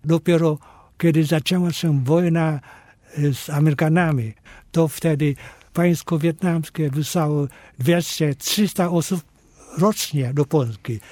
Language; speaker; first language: Polish; non-native, fluent; Vietnamese